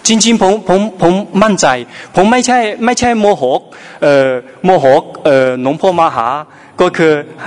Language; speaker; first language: Thai; non-native, learner; Chinese